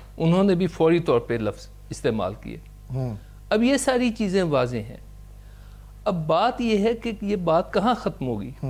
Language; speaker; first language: Urdu; non-native, local second language; Punjabi